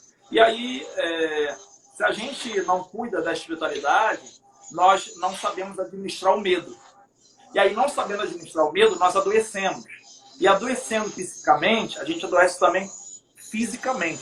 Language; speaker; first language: Portuguese; native; Portuguese